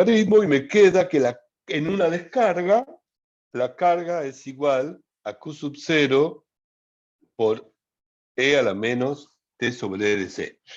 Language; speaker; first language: Spanish; native; Spanish